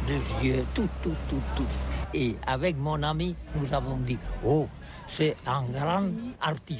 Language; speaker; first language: French; non-native, learner; Catalan